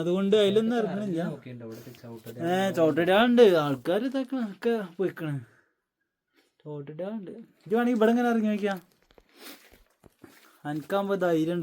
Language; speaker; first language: Malayalam; native; Malayalam